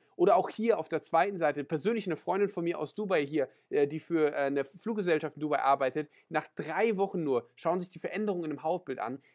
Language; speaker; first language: German; native; German